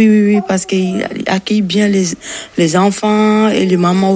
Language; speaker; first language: French; non-native, learner; Bambara